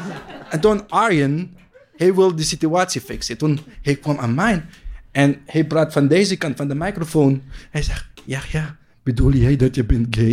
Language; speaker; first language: Dutch; non-native, learner; Arabic